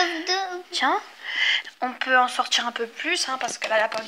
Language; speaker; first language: French; native; French